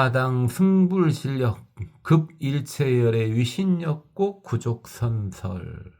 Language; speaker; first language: Korean; native; Korean